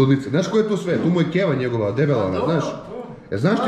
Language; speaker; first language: Serbian; native; Serbian